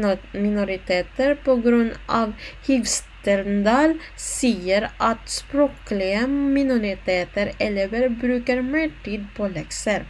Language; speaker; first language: Norwegian; non-native, learner; Filipino